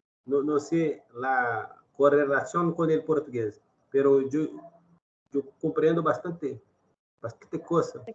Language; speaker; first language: Spanish; non-native, learner; Portuguese